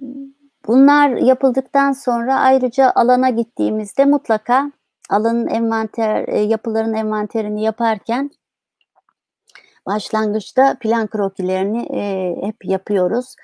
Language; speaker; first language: Turkish; native; Turkish